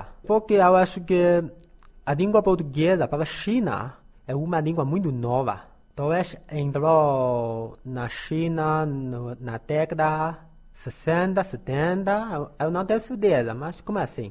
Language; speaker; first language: Portuguese; non-native, learner; Chinese